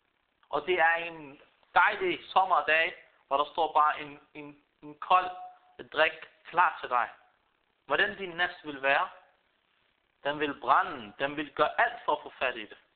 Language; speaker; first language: Danish; early bilingual, other home language; Arabic